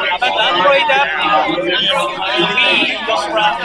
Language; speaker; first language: English; non-native, learner; Japanese